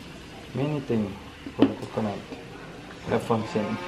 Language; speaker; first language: English; non-native, learner; Balinese